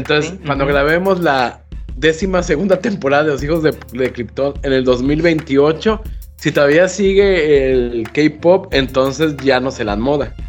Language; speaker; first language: Spanish; native; Spanish